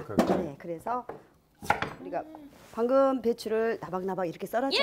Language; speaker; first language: Korean; native; Korean